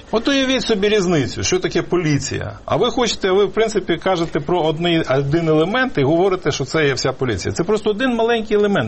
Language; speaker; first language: Ukrainian; native; Ukrainian